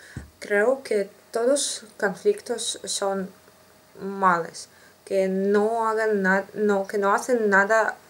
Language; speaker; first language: Spanish; non-native, learner; Russian